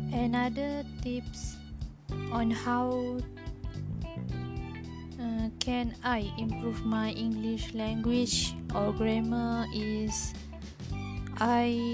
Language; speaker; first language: English; non-native, learner; Malay